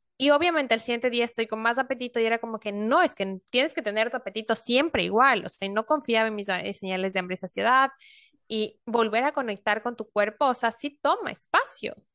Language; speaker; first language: Spanish; native; Spanish